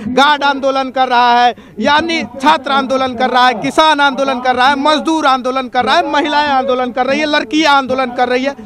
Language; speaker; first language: Hindi; native; Hindi